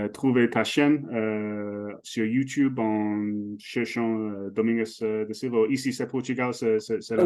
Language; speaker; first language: French; non-native, fluent; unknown